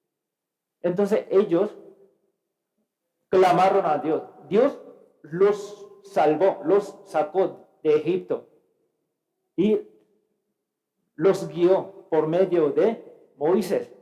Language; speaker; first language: Spanish; non-native, fluent; Korean